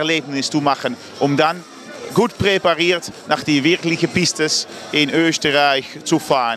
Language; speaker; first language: German; non-native, learner; Dutch